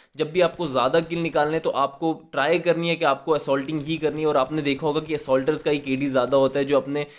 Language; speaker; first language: Hindi; native; Hindi